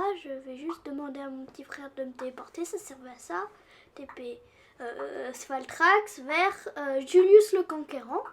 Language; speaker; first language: French; native; French